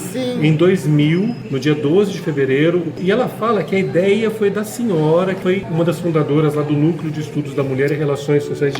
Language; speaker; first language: Portuguese; native; Portuguese